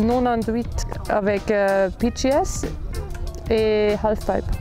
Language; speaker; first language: French; non-native, local second language; German